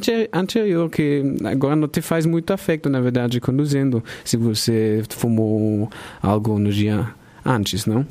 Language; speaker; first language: Portuguese; non-native, fluent; German